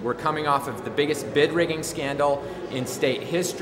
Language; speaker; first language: English; native; English